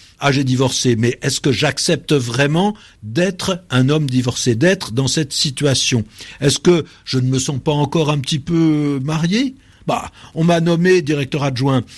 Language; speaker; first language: French; native; French